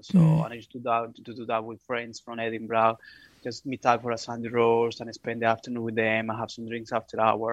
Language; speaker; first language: English; non-native, fluent; Spanish